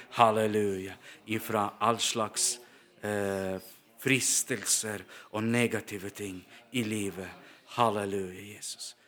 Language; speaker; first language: Norwegian; non-native, fluent; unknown